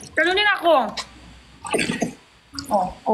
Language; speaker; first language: Filipino; non-native, learner; Chinese